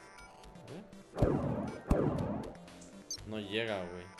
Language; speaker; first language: Spanish; native; Spanish